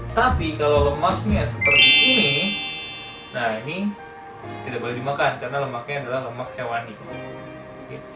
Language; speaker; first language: Indonesian; native; Indonesian